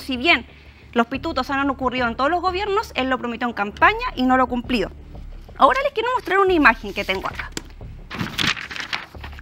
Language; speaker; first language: Spanish; native; Spanish